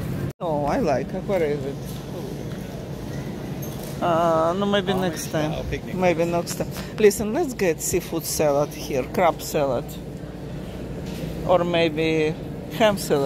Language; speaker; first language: English; non-native, learner; Russian